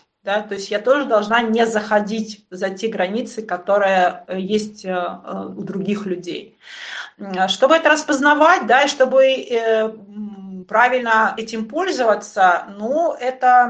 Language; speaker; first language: Russian; native; Russian